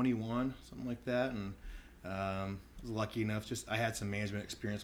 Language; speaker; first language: English; native; English